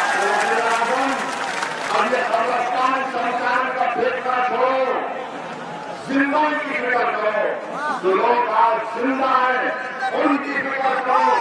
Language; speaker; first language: Urdu; native; Urdu